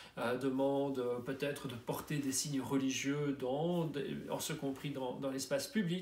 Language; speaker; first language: French; native; French